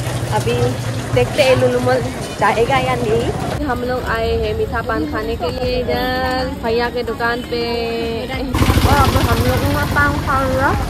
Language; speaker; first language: Hindi; non-native, local second language; Assamese